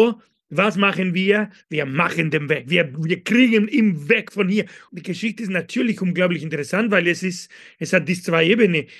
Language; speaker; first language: German; non-native, fluent; Spanish